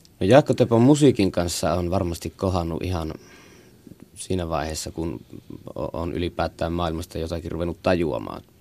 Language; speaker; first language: Finnish; native; Finnish